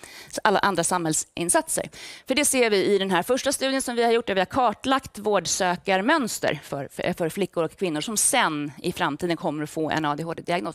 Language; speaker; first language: Swedish; native; Swedish